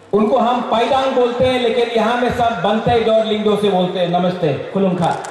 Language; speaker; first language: Hindi; non-native, local second language; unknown